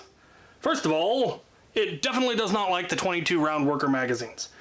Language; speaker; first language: English; native; English